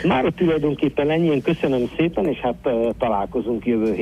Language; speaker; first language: Hungarian; native; Hungarian